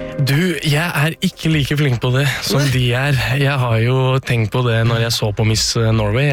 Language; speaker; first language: Norwegian; non-native, fluent; Serbian